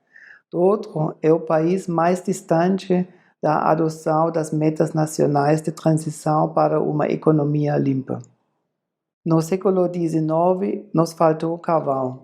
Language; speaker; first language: Portuguese; non-native, fluent; German